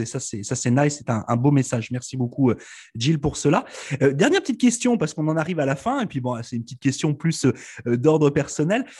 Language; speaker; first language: French; native; French